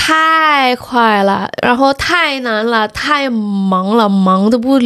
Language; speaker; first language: Chinese; non-native, fluent; Indonesian